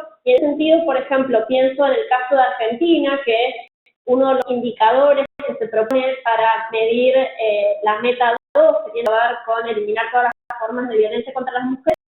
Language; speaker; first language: Spanish; native; Spanish